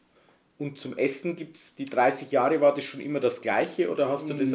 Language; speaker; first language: German; native; German